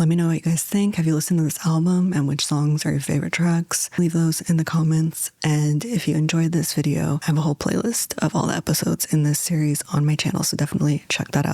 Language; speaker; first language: English; native; English